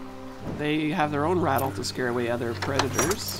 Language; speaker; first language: English; native; English